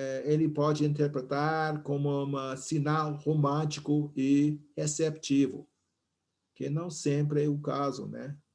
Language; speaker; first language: Portuguese; non-native, fluent; English